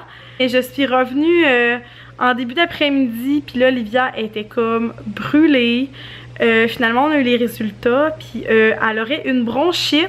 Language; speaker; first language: French; native; French